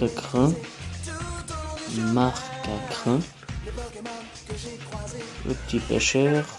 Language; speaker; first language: French; native; French